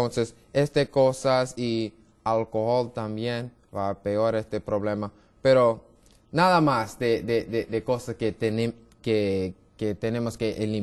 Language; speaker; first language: Spanish; non-native, learner; English